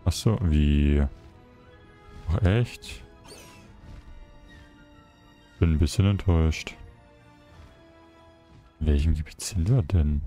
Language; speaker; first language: German; native; German